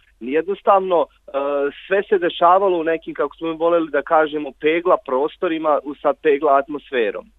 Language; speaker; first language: Serbian; native; Serbian